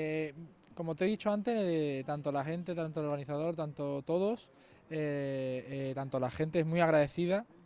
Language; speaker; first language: Spanish; native; Spanish